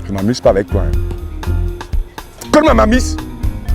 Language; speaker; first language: French; native; French